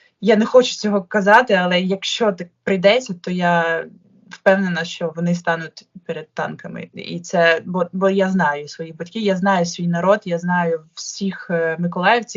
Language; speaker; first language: Ukrainian; non-native, local second language; Russian